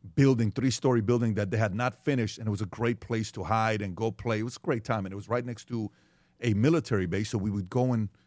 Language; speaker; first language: English; early bilingual, other home language; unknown